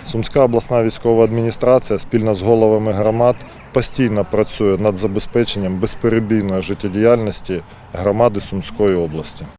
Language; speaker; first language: Ukrainian; native; Ukrainian